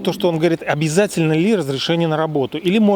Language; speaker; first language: Russian; native; Russian